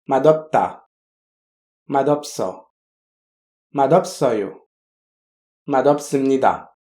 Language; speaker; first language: Korean; non-native, fluent; French